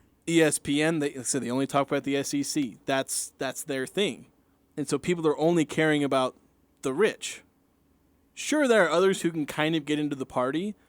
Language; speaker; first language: English; native; English